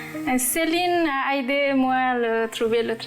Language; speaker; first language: French; non-native, learner; Nepali